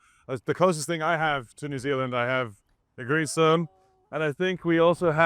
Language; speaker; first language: English; native; English